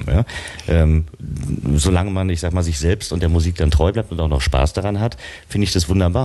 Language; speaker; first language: German; native; German